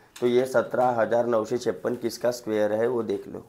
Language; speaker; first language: Hindi; non-native, local second language; Marathi